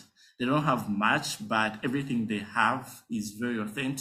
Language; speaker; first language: English; non-native, local second language; Nyanja